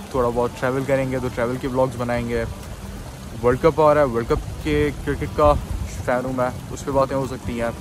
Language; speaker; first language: Urdu; native; Urdu